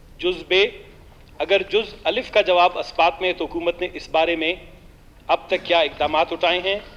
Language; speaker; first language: Urdu; non-native, local second language; Baluchi